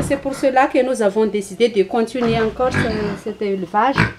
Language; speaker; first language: French; non-native, local second language; Malagasy